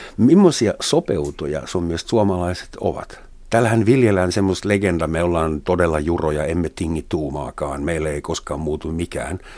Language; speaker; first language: Finnish; non-native, fluent; German